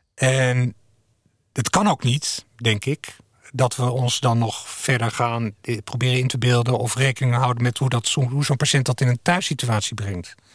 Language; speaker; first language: Dutch; native; Dutch